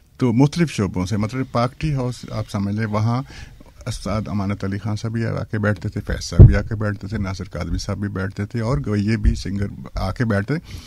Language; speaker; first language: Urdu; non-native, local second language; Punjabi